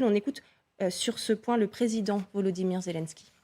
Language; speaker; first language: French; native; French